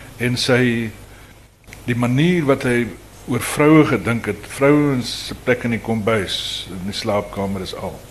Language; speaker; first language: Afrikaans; native; Afrikaans